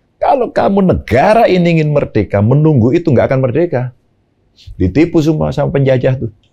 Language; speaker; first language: Indonesian; non-native, local second language; Javanese